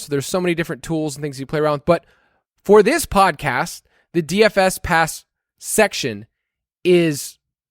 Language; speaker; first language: English; native; English